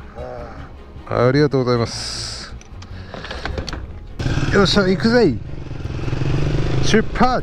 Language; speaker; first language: Japanese; native; Japanese